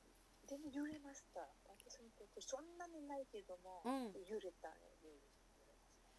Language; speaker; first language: Japanese; non-native, learner; Nepali